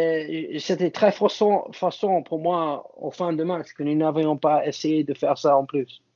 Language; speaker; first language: French; non-native, fluent; English